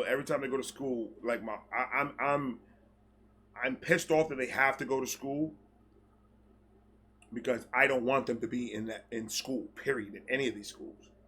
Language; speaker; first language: English; native; English